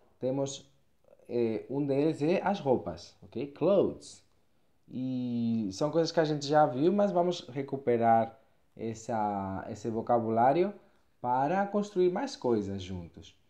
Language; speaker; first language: Portuguese; non-native, fluent; Spanish